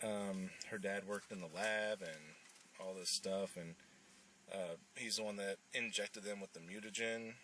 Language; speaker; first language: English; native; English